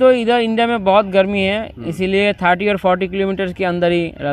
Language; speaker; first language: Hindi; non-native, learner; Bangla